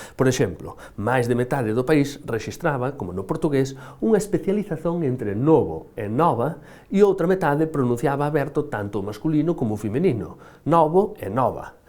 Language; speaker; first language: Galician; native; Galician